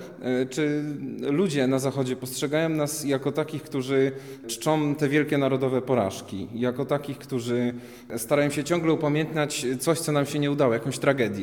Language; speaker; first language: Polish; native; Polish